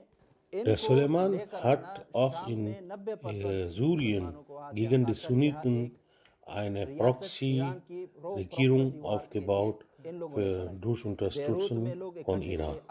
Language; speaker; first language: German; non-native, learner; Urdu